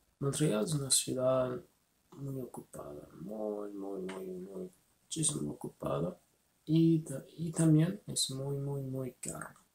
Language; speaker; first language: Spanish; non-native, learner; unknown